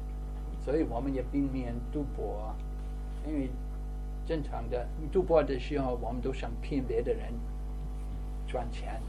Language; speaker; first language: Chinese; non-native, fluent; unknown